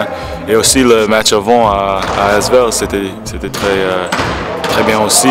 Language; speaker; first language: French; non-native, fluent; English